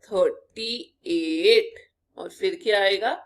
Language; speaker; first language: Hindi; non-native, local second language; Punjabi